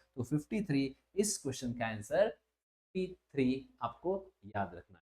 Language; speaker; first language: Hindi; non-native, local second language; Marathi